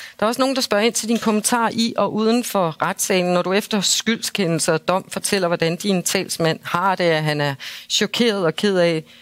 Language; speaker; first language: Danish; native; Danish